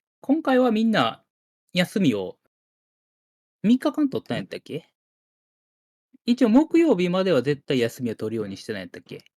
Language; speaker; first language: Japanese; native; Japanese